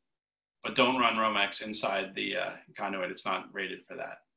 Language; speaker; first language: English; native; English